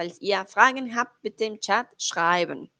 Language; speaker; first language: German; non-native, learner; Spanish